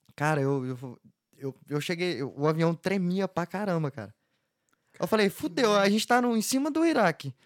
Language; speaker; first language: Portuguese; native; Portuguese